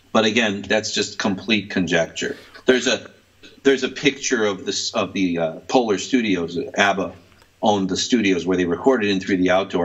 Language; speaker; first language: English; native; English